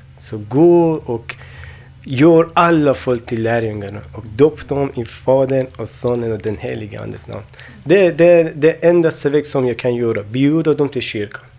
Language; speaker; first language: Swedish; non-native, learner; Persian